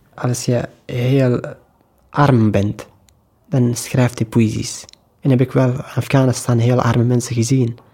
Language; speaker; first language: Dutch; non-native, learner; Persian